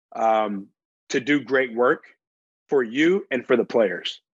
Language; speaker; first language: English; native; English